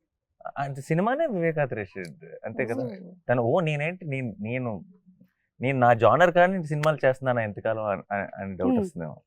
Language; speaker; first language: Telugu; native; Telugu